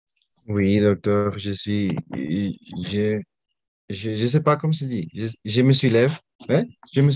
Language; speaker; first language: French; non-native, learner; Spanish